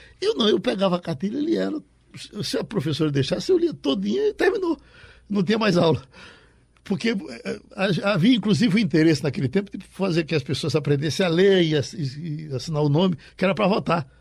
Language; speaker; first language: Portuguese; native; Portuguese